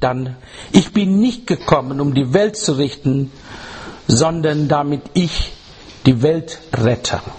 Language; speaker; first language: German; non-native, fluent; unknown